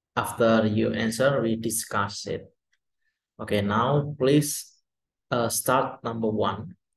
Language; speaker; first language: English; non-native, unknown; Indonesian